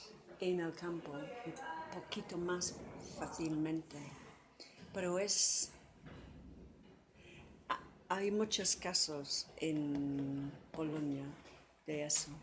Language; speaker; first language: Spanish; non-native, fluent; English